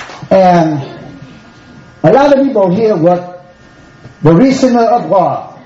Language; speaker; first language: English; non-native, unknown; Vietnamese